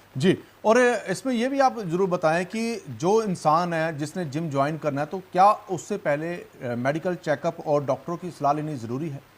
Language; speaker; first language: Hindi; non-native, local second language; Punjabi